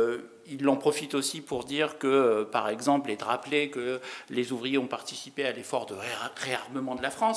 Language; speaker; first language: French; native; French